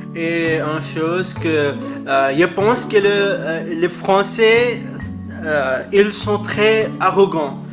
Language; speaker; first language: French; non-native, learner; Urdu